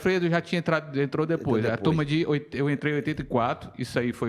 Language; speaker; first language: Portuguese; native; Portuguese